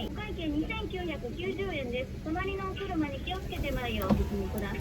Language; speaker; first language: Japanese; native; Japanese